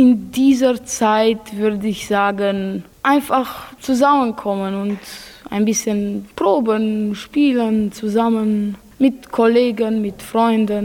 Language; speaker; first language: German; non-native, local second language; Romanian